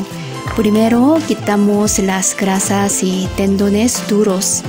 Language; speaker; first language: Spanish; non-native, learner; Korean